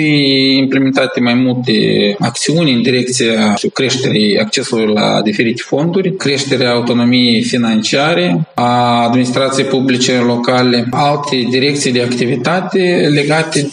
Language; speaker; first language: Romanian; native; Romanian